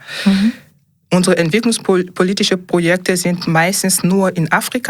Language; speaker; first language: German; non-native, fluent; French